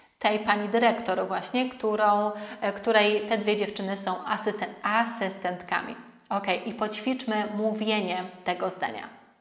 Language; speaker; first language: Polish; native; Polish